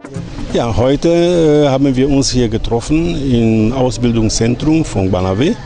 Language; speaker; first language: German; non-native, fluent; French